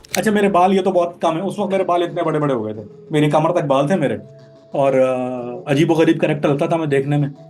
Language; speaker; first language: Urdu; native; Urdu